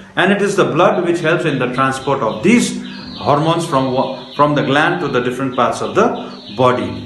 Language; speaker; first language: English; non-native, local second language; Nepali